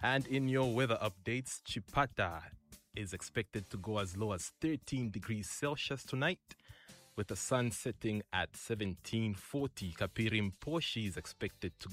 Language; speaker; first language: English; non-native, local second language; Bemba